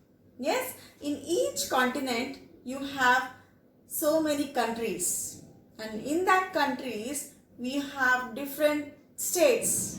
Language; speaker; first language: English; non-native, local second language; Telugu